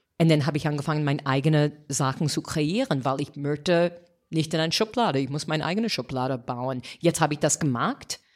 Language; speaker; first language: German; non-native, fluent; English